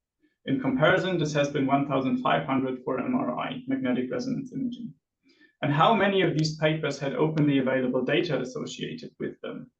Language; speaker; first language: English; non-native, fluent; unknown